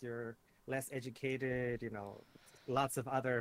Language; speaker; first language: English; native; English